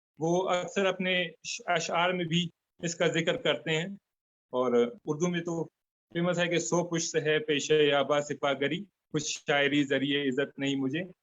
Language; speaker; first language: Urdu; non-native, fluent; Turkmen